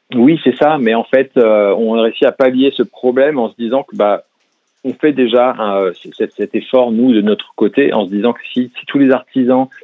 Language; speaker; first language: French; native; French